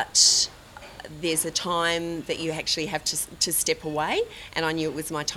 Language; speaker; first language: English; native; English